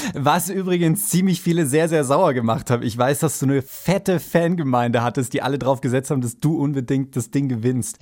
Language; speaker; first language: German; native; German